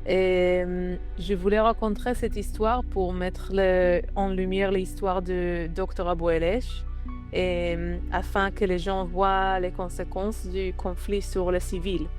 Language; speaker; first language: French; non-native, learner; Hebrew